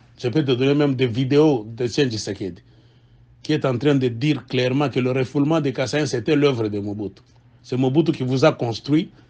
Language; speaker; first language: French; non-native, local second language; Swahili